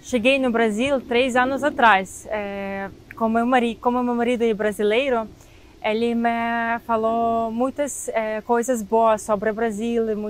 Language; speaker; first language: Portuguese; non-native, fluent; Ukrainian